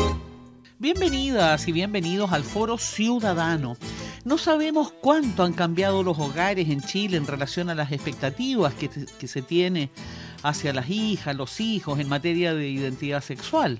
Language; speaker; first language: Spanish; native; Spanish